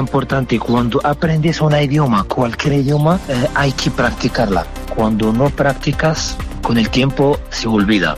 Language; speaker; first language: Spanish; non-native, fluent; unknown